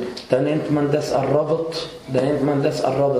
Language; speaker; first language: German; non-native, fluent; Arabic